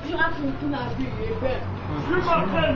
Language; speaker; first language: French; native; French